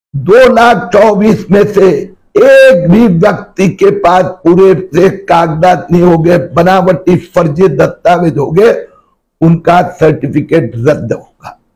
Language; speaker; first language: Hindi; non-native, local second language; Marathi